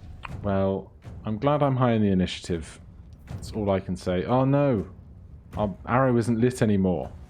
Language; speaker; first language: English; native; English